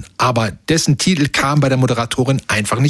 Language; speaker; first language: German; native; German